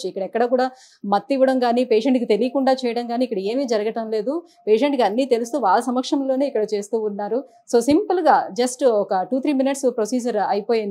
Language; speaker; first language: Telugu; native; Telugu